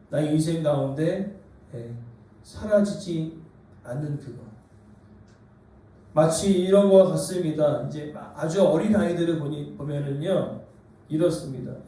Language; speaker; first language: Korean; native; Korean